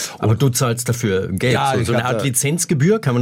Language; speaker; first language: German; native; German